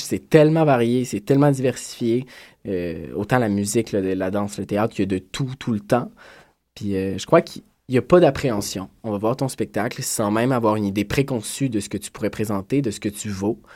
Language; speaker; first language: French; native; French